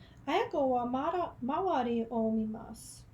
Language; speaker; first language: Japanese; non-native, learner; English